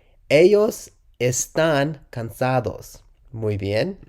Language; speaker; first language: Spanish; non-native, learner; English